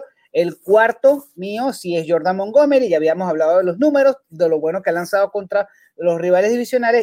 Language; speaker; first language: Spanish; native; Spanish